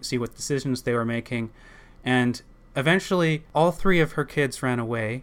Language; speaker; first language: English; native; English